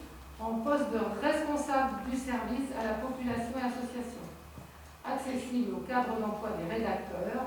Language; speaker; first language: French; native; French